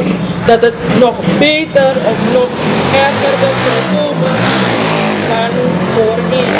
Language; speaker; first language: Dutch; native; Dutch